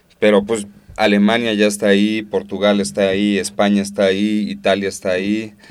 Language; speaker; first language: Spanish; native; Spanish